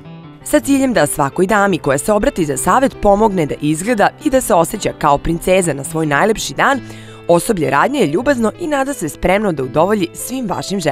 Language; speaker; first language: Croatian; native; Croatian